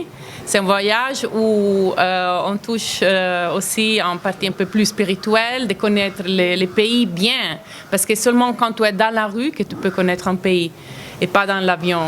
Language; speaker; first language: French; non-native, fluent; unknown